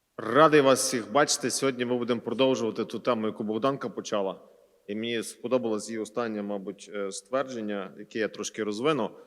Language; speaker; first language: Ukrainian; native; Ukrainian